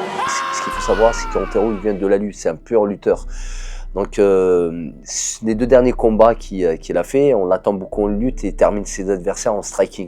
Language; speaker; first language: French; native; French